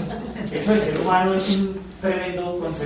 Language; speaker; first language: Spanish; native; Spanish